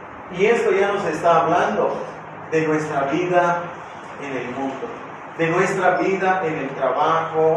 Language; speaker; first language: Spanish; native; Spanish